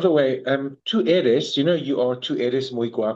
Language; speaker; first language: Spanish; non-native, learner; English